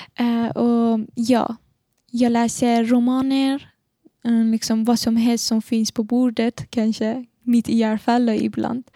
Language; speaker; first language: Swedish; non-native, fluent; Persian